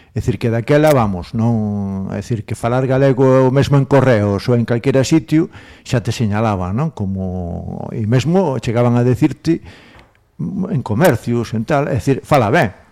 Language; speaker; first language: Galician; non-native, local second language; Spanish